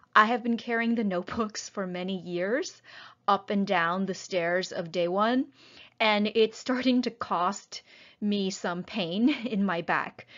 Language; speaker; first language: English; native; English